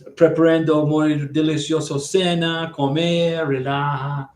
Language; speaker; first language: Spanish; non-native, learner; English